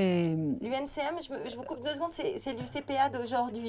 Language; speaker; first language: French; native; French